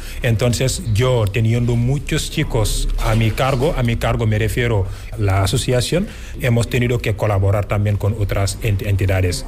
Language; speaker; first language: Spanish; non-native, fluent; Wolof